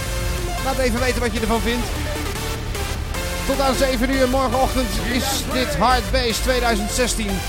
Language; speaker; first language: Dutch; native; Dutch